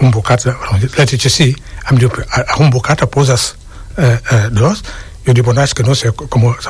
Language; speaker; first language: Catalan; non-native, fluent; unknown